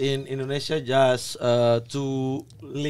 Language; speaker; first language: English; non-native, learner; Indonesian